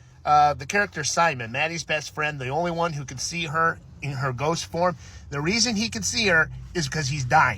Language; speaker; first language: English; native; English